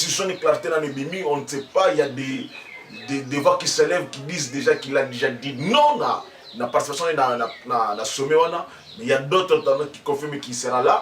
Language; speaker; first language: French; non-native, local second language; Lingala